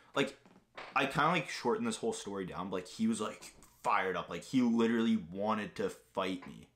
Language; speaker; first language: English; non-native, fluent; Greek